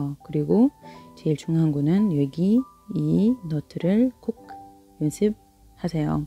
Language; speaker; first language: Korean; non-native, learner; Arabic